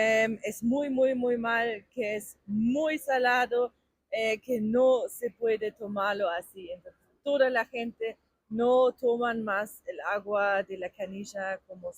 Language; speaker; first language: Spanish; non-native, fluent; German